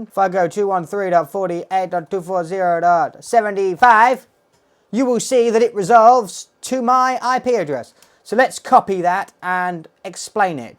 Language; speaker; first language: English; native; English